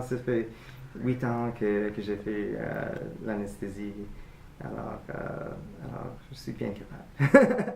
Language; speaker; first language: French; non-native, fluent; English